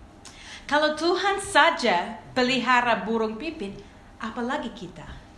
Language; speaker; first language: Indonesian; non-native, fluent; English